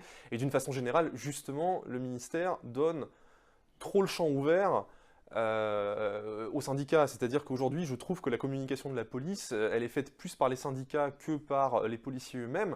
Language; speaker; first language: French; native; French